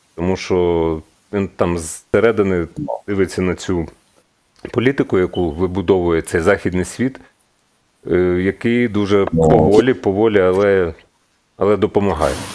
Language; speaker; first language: Ukrainian; native; Ukrainian